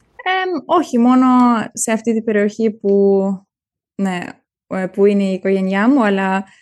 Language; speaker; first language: Greek; early bilingual, heritage; German